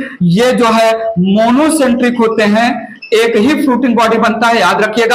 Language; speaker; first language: Hindi; native; Hindi